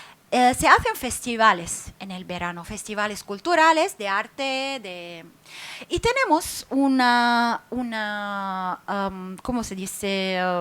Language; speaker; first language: Spanish; non-native, fluent; Arabic